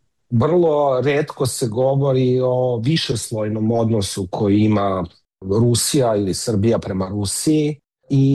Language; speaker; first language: Serbian; native; Serbian